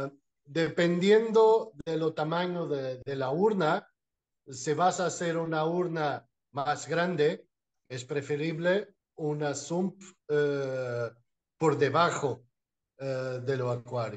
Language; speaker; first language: Spanish; non-native, fluent; Portuguese